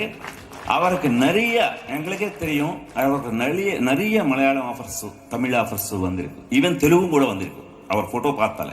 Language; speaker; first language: Tamil; non-native, fluent; Telugu